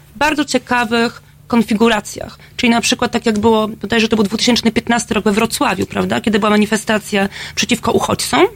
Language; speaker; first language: Polish; native; Polish